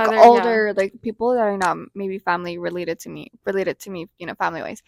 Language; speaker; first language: English; non-native, fluent; Spanish